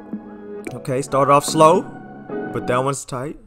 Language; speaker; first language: English; native; English